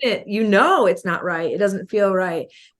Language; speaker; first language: English; native; English